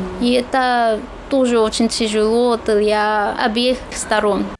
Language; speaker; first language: Russian; non-native, fluent; Chinese